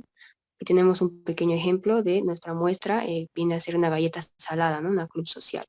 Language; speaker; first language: Spanish; native; Spanish